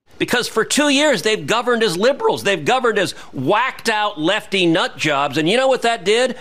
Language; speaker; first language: English; native; English